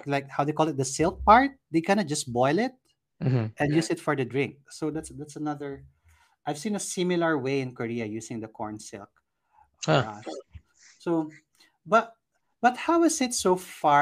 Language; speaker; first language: English; non-native, local second language; Filipino